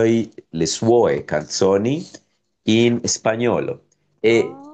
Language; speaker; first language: Italian; non-native, fluent; Spanish